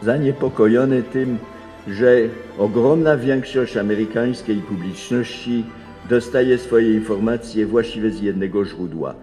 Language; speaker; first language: Polish; non-native, fluent; French